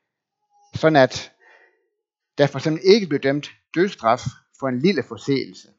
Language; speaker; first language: Danish; native; Danish